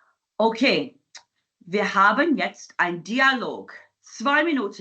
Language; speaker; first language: German; non-native, fluent; English